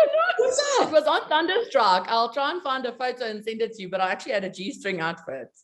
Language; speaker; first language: English; native; English